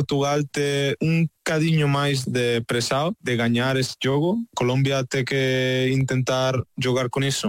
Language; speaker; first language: Portuguese; non-native, fluent; Spanish